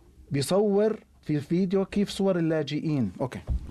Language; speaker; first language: Arabic; native; Arabic